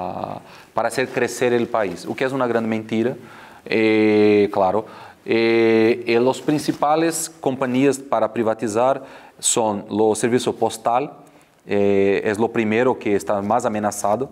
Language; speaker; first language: Spanish; non-native, fluent; Portuguese